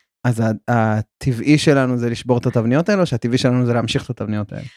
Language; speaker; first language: Hebrew; native; Hebrew